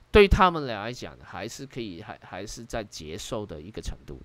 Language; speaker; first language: Chinese; non-native, local second language; Cantonese